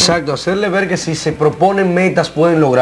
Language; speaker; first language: Spanish; native; Spanish